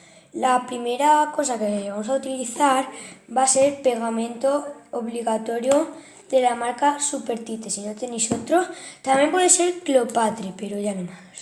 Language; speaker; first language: Spanish; native; Spanish